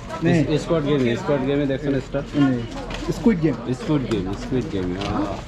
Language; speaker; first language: Korean; non-native, learner; Bangla